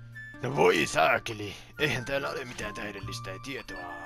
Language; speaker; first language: Finnish; native; Finnish